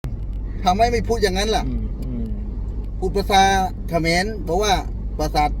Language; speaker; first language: Thai; non-native, fluent; Khmer